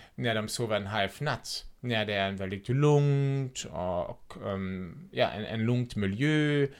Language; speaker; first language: Swedish; non-native, fluent; German